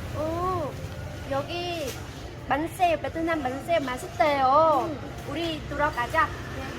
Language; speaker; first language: Korean; non-native, learner; Vietnamese